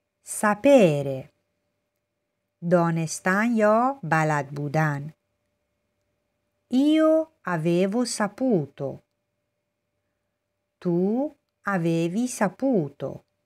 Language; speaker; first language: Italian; non-native, fluent; Persian